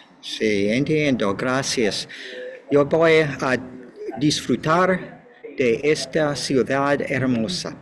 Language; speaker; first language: Spanish; non-native, learner; English